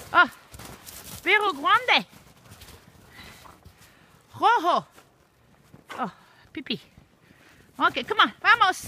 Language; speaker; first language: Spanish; non-native, learner; English